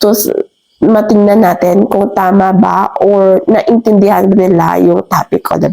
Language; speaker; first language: Filipino; native; Filipino